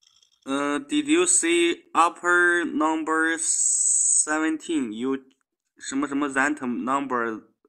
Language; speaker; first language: Chinese; native; Chinese